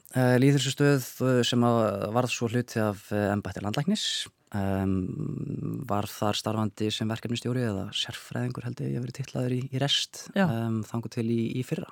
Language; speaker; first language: Icelandic; native; Icelandic